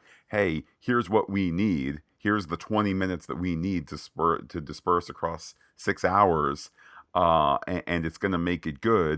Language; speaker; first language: English; native; English